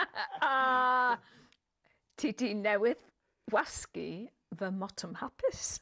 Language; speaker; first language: Welsh; non-native, learner; English